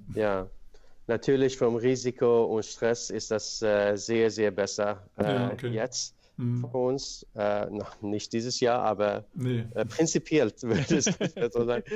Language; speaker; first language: German; non-native, learner; Swedish